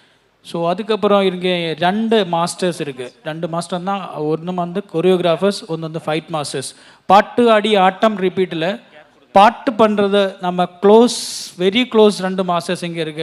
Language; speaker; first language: Tamil; non-native, learner; Malayalam